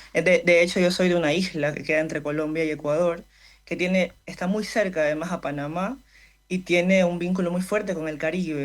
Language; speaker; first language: Spanish; native; Spanish